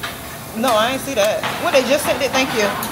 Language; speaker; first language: English; native; English